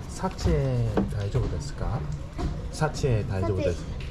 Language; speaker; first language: Japanese; non-native, learner; Korean